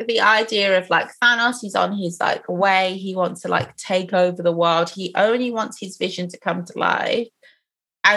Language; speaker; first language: English; native; English